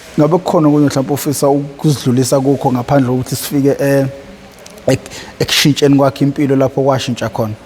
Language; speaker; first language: Zulu; native; Zulu